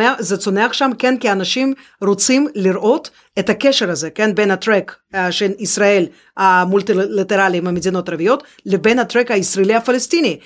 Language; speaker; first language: Hebrew; non-native, fluent; Russian